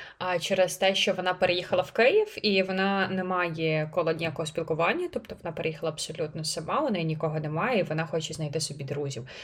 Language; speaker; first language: Ukrainian; native; Ukrainian